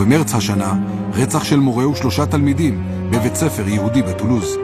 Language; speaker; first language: Hebrew; native; Hebrew